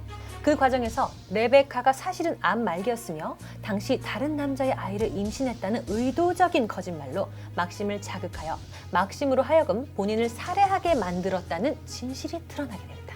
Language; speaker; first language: Korean; native; Korean